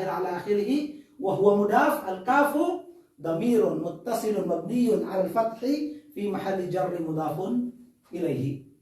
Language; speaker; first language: Arabic; non-native, fluent; Filipino